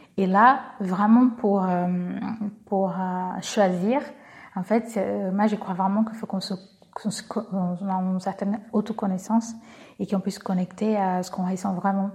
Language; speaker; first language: French; non-native, fluent; Portuguese